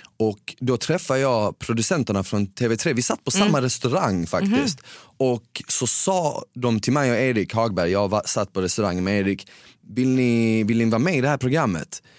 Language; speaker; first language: Swedish; early bilingual, other home language; Bosnian